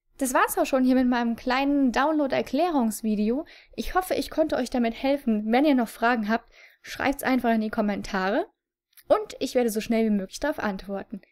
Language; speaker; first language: German; native; German